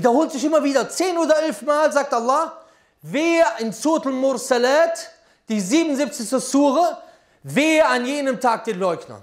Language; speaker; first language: German; native; German